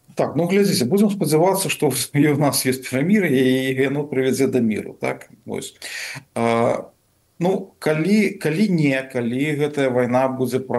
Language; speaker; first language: Belarusian; non-native, local second language; Russian